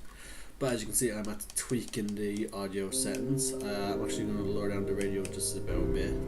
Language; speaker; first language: English; native; English